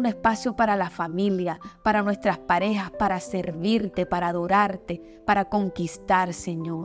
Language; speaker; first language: Spanish; native; Spanish